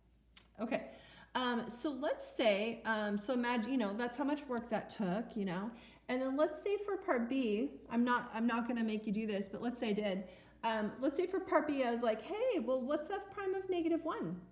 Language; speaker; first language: English; native; English